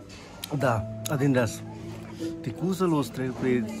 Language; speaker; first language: Russian; non-native, learner; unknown